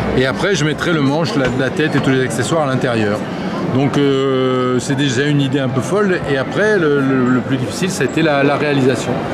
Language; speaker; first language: French; native; French